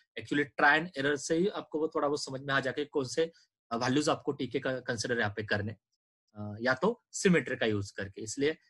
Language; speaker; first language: Hindi; non-native, local second language; Marathi